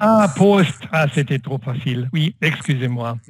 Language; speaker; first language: French; non-native, fluent; German